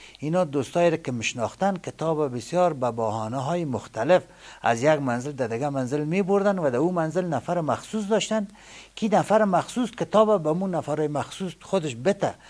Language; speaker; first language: Persian; native; Persian